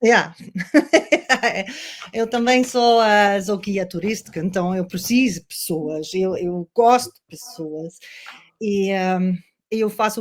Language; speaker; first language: Portuguese; non-native, learner; Dutch